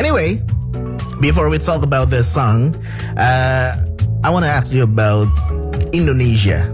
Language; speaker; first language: English; non-native, fluent; Indonesian